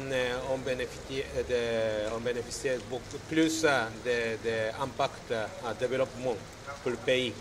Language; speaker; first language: French; non-native, learner; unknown